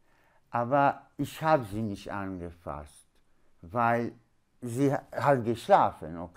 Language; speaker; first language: German; non-native, learner; Polish